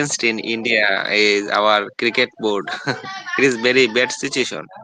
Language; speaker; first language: English; non-native, learner; Bangla